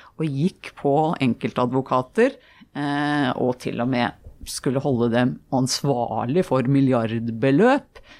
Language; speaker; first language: Norwegian; native; Norwegian